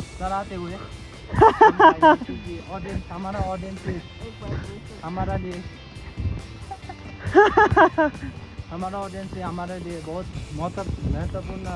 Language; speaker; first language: Hindi; non-native, local second language; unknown